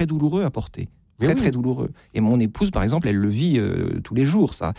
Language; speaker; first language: French; native; French